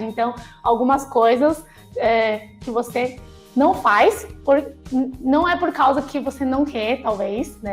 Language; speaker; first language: Portuguese; non-native, fluent; Chinese